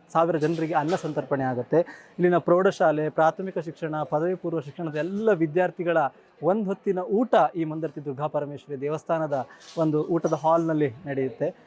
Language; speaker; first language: Kannada; native; Kannada